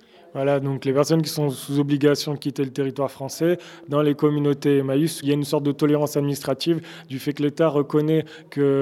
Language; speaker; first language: French; native; French